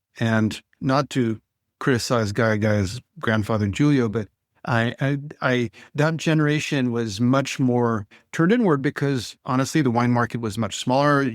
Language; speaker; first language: English; non-native, fluent; French